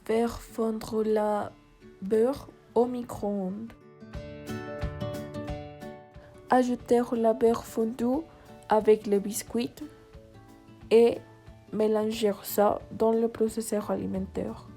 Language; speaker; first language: French; non-native, learner; Spanish